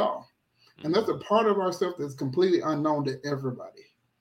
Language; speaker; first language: English; native; English